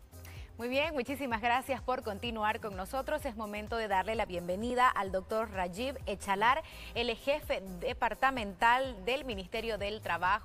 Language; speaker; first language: Spanish; native; Spanish